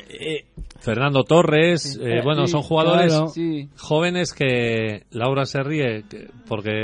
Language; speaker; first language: Spanish; native; Spanish